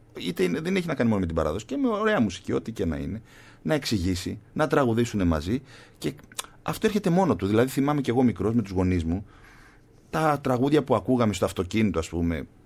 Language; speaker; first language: Greek; native; Greek